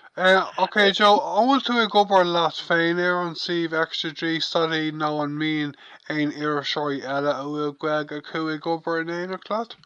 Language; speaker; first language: Irish; non-native, local second language; English